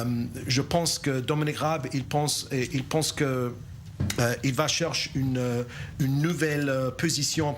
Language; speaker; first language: French; non-native, learner; English